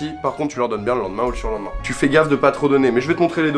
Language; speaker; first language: French; native; French